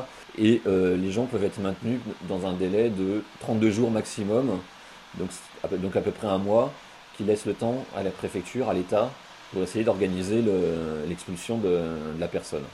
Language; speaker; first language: French; native; French